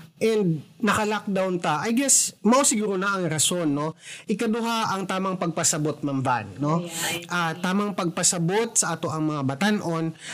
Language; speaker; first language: Cebuano; non-native, local second language; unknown